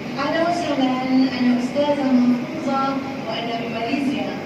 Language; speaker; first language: Arabic; non-native, fluent; Malay